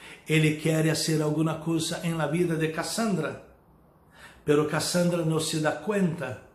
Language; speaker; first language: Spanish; non-native, fluent; Portuguese